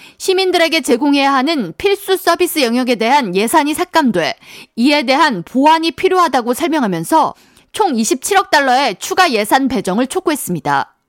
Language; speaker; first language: Korean; native; Korean